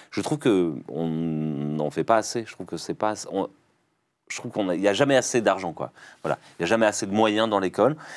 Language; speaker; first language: French; native; French